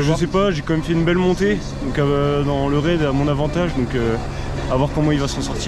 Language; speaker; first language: French; native; French